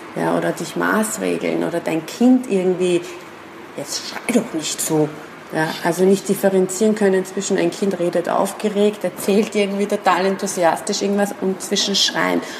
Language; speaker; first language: German; early bilingual, other home language; Persian